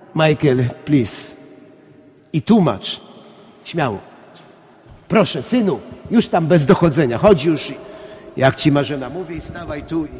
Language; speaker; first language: Polish; native; Polish